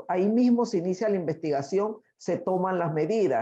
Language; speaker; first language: Spanish; native; Spanish